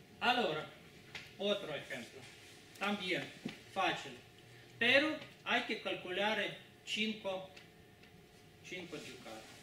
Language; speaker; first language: Italian; non-native, learner; Spanish